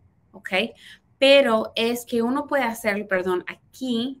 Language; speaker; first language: Spanish; early bilingual, heritage; Spanish